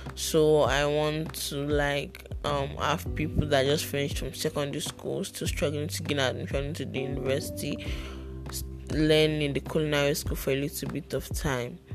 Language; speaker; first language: English; non-native, local second language; Yoruba